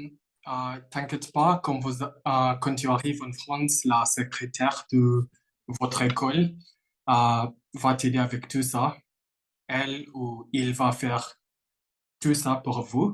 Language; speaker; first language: French; non-native, fluent; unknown